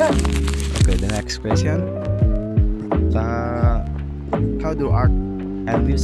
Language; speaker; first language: English; non-native, learner; Indonesian